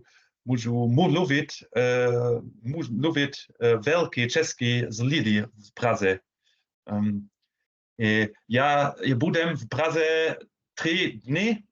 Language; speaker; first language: Czech; non-native, learner; German